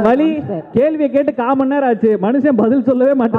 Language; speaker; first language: Tamil; native; Tamil